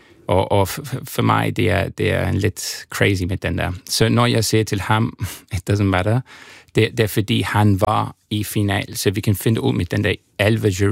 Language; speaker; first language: Danish; non-native, fluent; German